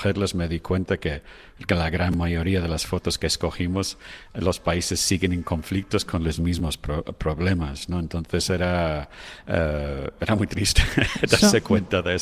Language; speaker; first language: Spanish; non-native, fluent; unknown